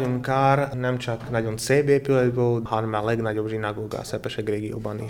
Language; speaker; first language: Hungarian; non-native, learner; Slovak